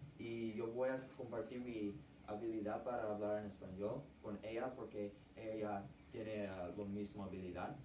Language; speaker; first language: Spanish; non-native, learner; English